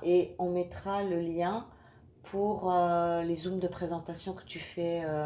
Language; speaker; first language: French; native; French